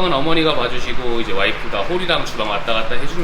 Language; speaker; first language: Korean; native; Korean